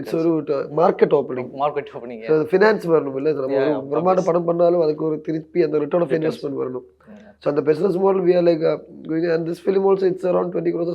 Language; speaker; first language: Tamil; non-native, learner; Malayalam